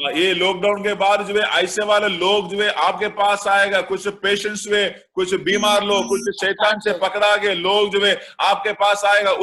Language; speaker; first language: Hindi; non-native, local second language; Malayalam